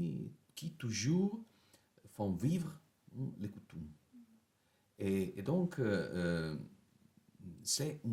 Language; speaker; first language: French; non-native, fluent; Italian